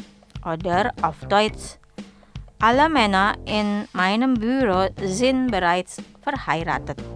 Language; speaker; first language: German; non-native, fluent; Indonesian